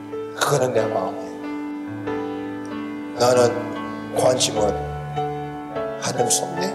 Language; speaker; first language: Korean; early bilingual, heritage; Korean